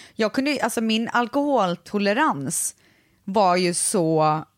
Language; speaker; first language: Swedish; native; Swedish